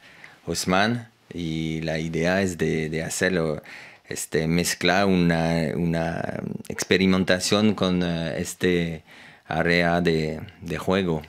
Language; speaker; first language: Spanish; non-native, learner; French